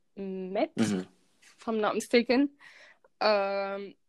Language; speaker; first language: English; non-native, fluent; Arabic